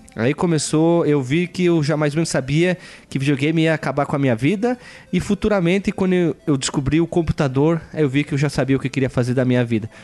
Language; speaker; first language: Portuguese; native; Portuguese